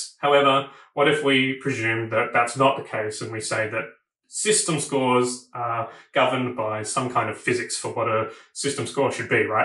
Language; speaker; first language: English; native; English